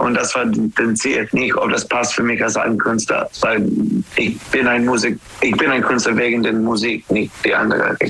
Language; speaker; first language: German; non-native, learner; English